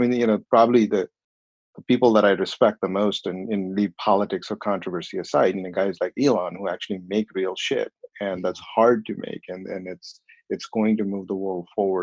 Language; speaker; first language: English; non-native, local second language; Hindi